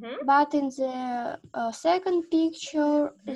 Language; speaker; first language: English; non-native, learner; Russian